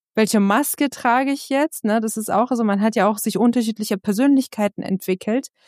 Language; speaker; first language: German; early bilingual, other home language; Persian